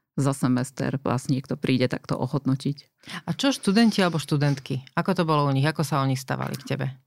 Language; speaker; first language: Slovak; native; Slovak